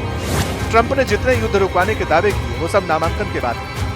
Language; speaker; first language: Hindi; native; Hindi